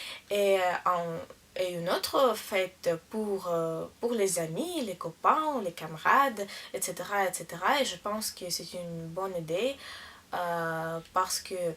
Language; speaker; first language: French; non-native, learner; Russian